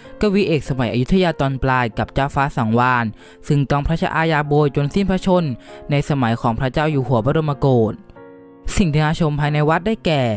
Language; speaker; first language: Thai; native; Thai